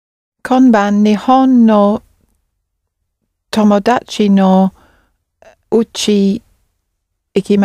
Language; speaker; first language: Japanese; non-native, learner; English